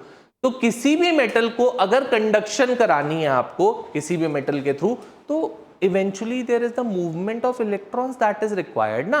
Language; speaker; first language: Hindi; native; Hindi